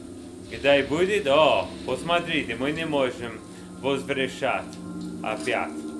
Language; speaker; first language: Russian; non-native, learner; English